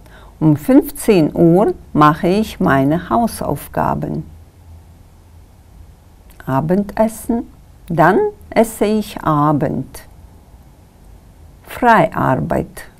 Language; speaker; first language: German; non-native, fluent; Kyrgyz